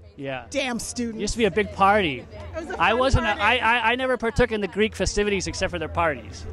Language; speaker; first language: English; native; English